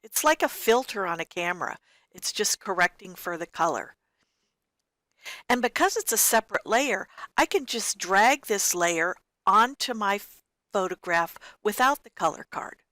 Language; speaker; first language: English; native; English